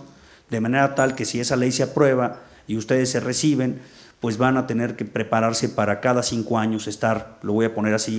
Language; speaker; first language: Spanish; native; Spanish